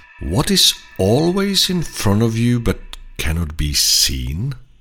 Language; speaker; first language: English; non-native, fluent; Czech